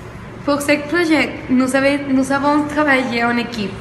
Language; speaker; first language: French; non-native, learner; Spanish